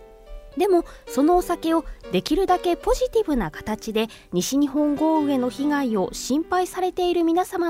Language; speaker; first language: Japanese; native; Japanese